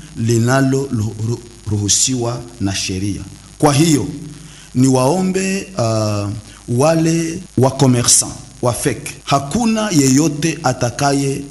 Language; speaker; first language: Swahili; native; Swahili